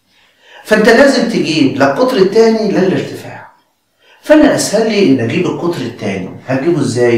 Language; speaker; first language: Arabic; native; Arabic